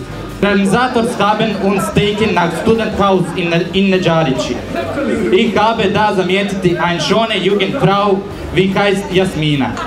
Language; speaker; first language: German; non-native, learner; Bosnian